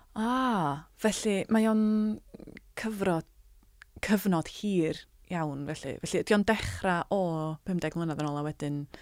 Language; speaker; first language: Welsh; native; Welsh